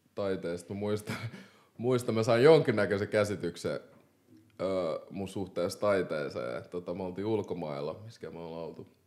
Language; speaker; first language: Finnish; early bilingual, other home language; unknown